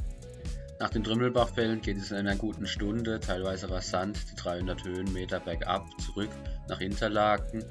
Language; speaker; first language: German; native; German